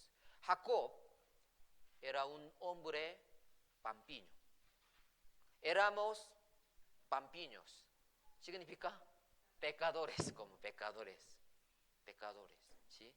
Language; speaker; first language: Spanish; non-native, fluent; Korean